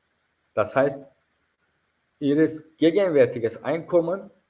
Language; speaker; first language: German; non-native, fluent; Turkish